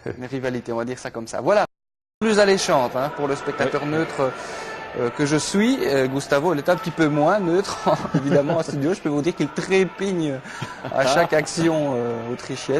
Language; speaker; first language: French; native; French